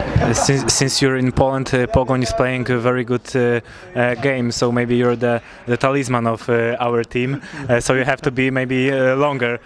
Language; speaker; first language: English; non-native, fluent; Polish